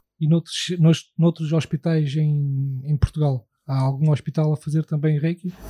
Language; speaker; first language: Portuguese; native; Portuguese